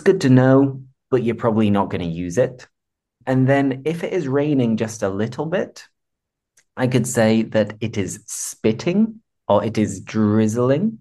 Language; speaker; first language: English; native; English